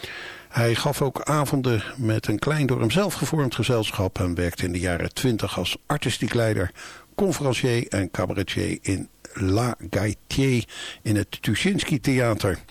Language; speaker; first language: Dutch; native; Dutch